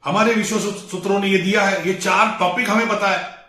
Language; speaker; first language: Hindi; non-native, local second language; Marathi